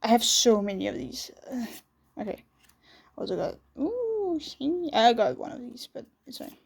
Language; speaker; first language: English; non-native, fluent; Danish